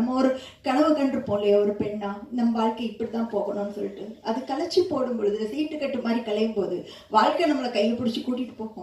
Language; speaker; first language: Tamil; native; Tamil